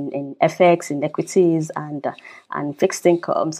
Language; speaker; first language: English; non-native, local second language; Yoruba